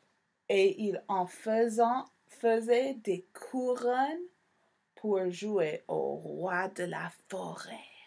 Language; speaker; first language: French; non-native, fluent; English